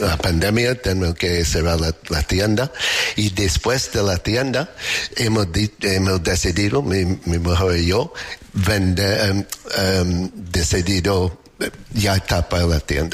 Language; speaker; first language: Spanish; non-native, learner; English